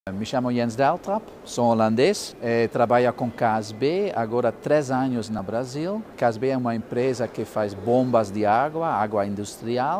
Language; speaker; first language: Portuguese; non-native, fluent; Dutch